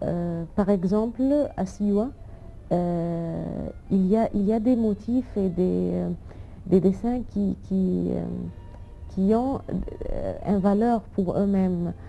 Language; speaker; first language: French; non-native, fluent; Arabic